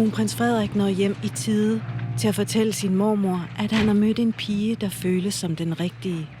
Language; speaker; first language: Danish; native; Danish